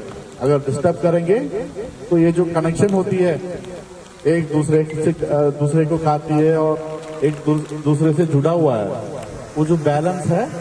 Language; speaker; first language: Hindi; native; Hindi